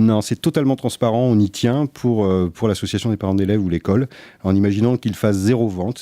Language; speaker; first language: French; native; French